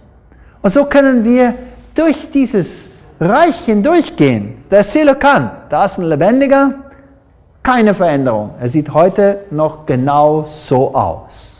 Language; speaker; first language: German; non-native, fluent; English